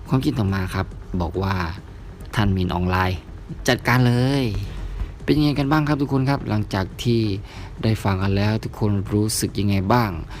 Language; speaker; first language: Thai; native; Thai